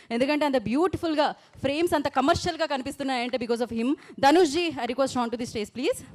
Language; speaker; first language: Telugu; native; Telugu